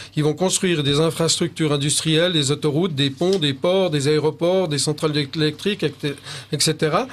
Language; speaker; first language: French; native; French